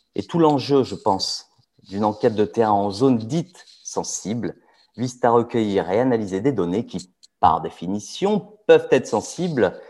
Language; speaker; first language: French; early bilingual, other home language; Arabic